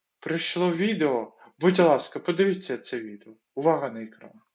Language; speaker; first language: Ukrainian; non-native, local second language; Russian